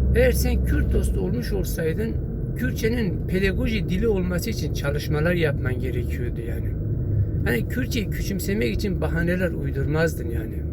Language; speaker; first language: Turkish; non-native, local second language; Kurdish